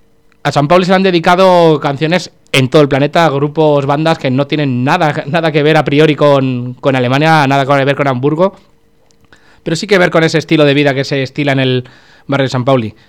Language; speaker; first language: Spanish; native; Spanish